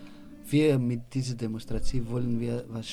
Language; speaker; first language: German; non-native, learner; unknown